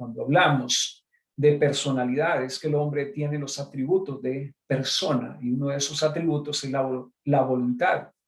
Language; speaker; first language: Spanish; native; Spanish